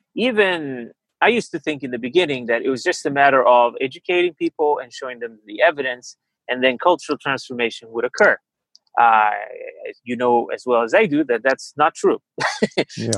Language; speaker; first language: English; early bilingual, other home language; Portuguese